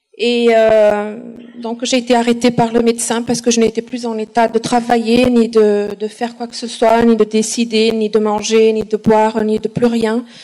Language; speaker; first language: French; non-native, fluent; Portuguese